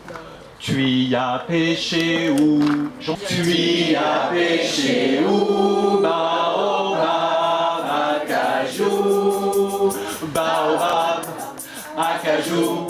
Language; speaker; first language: French; native; French